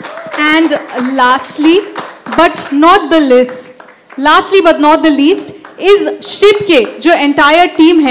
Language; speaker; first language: Hindi; native; Hindi